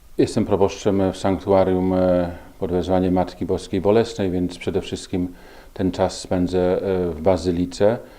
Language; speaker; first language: Polish; native; Polish